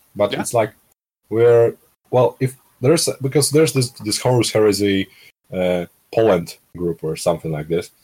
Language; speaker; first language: English; non-native, fluent; Polish